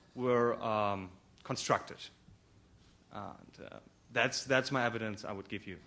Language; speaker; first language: English; non-native, fluent; German